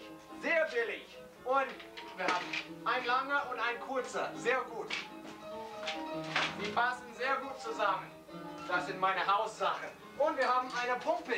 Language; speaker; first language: German; non-native, learner; English